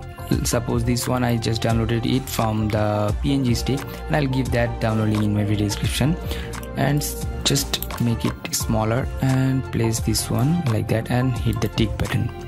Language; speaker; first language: English; non-native, fluent; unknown